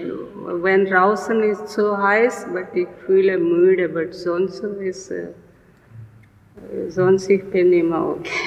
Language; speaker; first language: German; non-native, learner; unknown